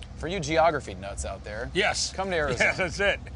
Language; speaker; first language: English; native; English